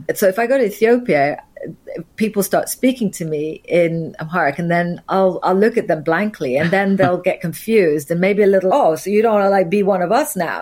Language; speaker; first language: English; native; English